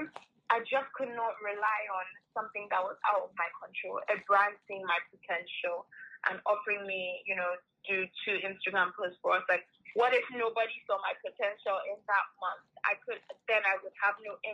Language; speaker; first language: English; non-native, local second language; Yoruba